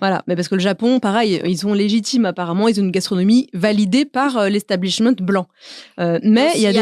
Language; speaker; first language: French; native; French